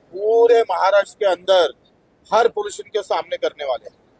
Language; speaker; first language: Hindi; non-native, local second language; Marathi